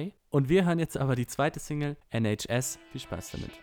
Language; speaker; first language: German; native; German